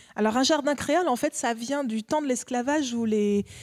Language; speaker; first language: French; native; French